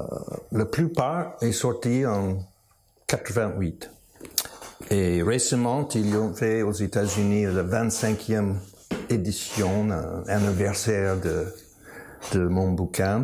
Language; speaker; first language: French; non-native, fluent; English